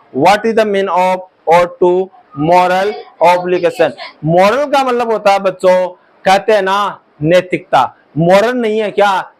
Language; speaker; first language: Hindi; native; Hindi